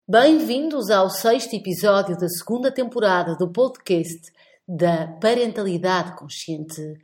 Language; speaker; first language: Portuguese; native; Portuguese